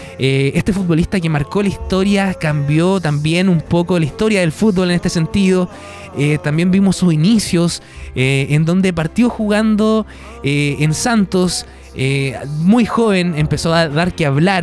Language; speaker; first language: Spanish; native; Spanish